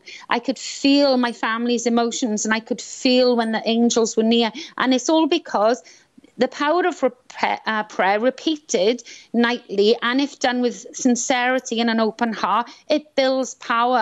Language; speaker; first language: English; native; English